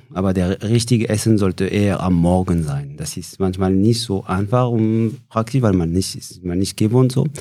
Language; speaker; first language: German; non-native, fluent; French